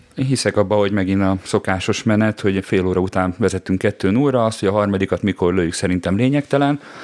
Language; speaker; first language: Hungarian; native; Hungarian